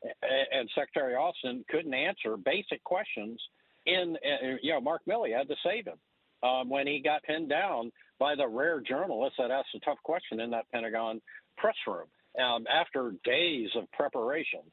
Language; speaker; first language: English; native; English